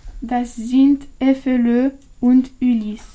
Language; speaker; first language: German; non-native, learner; French